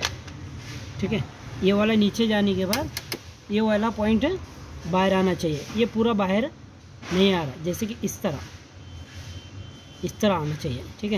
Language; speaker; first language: Hindi; native; Hindi